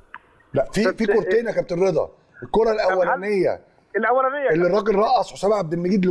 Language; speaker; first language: Arabic; native; Arabic